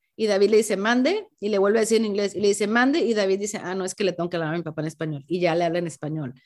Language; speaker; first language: Spanish; native; Spanish